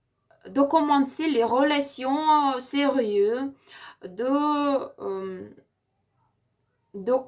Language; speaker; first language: French; non-native, learner; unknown